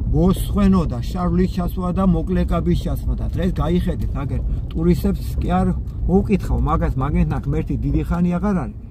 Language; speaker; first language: Georgian; native; Georgian